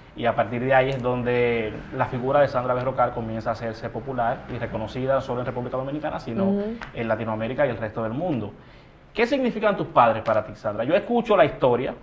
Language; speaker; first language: Spanish; native; Spanish